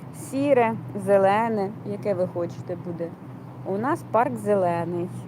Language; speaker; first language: Ukrainian; native; Ukrainian